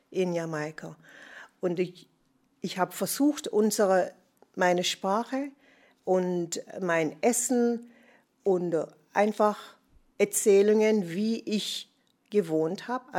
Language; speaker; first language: German; non-native, fluent; English